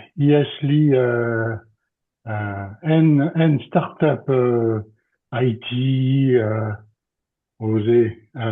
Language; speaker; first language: Hebrew; non-native, learner; French